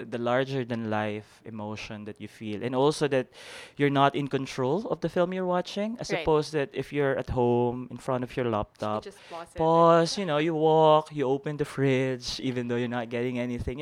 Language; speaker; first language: English; non-native, local second language; Filipino